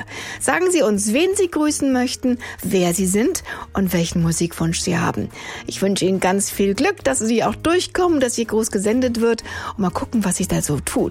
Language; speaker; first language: German; native; German